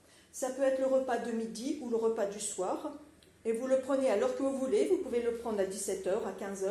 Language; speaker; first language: French; native; French